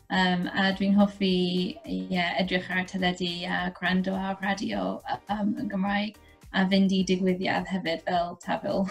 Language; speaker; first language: Welsh; non-native, fluent; English